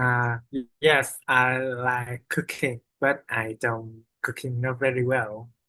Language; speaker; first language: English; non-native, learner; Vietnamese